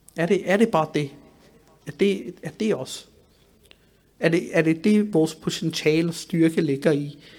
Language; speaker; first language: Danish; early bilingual, other home language; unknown